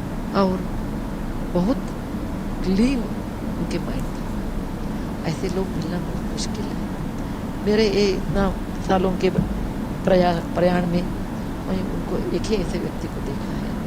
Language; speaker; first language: Hindi; non-native, local second language; Kannada